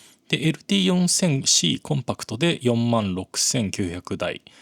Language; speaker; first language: Japanese; native; Japanese